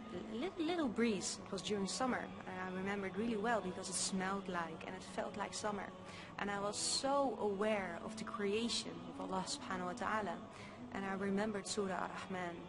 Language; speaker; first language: English; non-native, fluent; Dutch